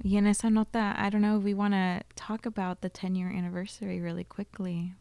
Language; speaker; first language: English; early bilingual, other home language; Spanish